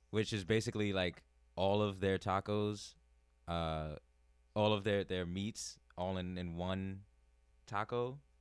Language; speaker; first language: English; early bilingual, other home language; Spanish